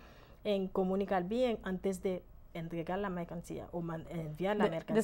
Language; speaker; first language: Spanish; non-native, fluent; Haitian Creole